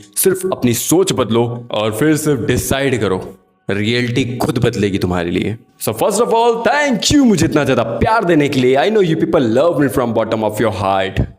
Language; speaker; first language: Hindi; native; Hindi